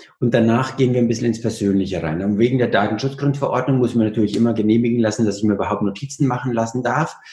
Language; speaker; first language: German; early bilingual, other home language; Italian